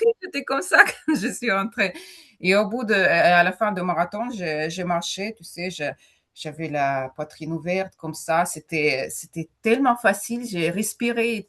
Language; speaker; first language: French; non-native, fluent; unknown